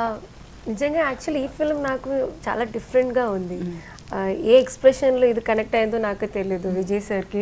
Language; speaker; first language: Telugu; non-native, learner; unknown